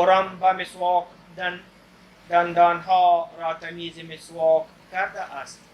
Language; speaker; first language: Persian; non-native, fluent; Urdu